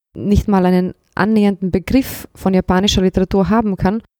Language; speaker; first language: German; early bilingual, other home language; Bosnian